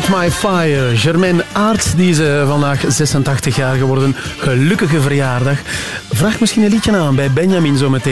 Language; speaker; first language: Dutch; native; Dutch